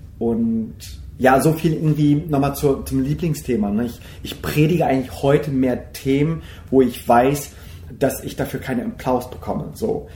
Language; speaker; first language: German; early bilingual, other home language; Korean